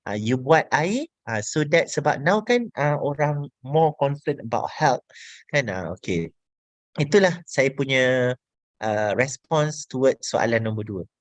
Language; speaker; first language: Malay; native; Malay